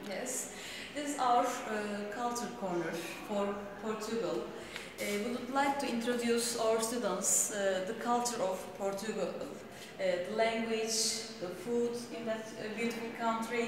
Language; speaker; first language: English; non-native, fluent; Turkish